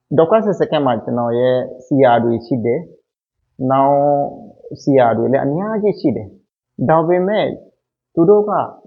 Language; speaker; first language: Burmese; non-native, local second language; Rohingya